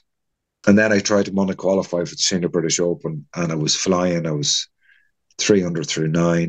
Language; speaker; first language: English; native; English